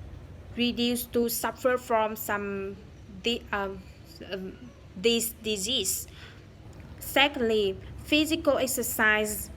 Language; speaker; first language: English; non-native, learner; Vietnamese